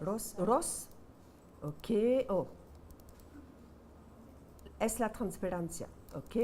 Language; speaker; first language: Spanish; non-native, fluent; French